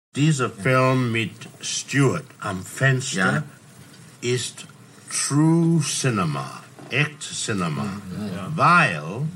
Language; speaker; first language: German; non-native, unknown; English